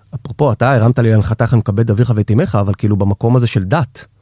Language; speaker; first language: Hebrew; native; Hebrew